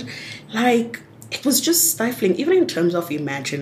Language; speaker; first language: English; non-native, local second language; Tswana